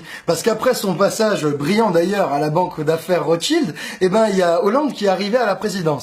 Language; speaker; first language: French; native; French